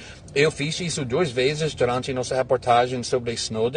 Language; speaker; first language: Portuguese; non-native, fluent; English